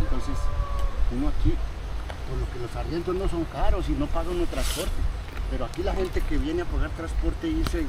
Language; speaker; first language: Spanish; native; Spanish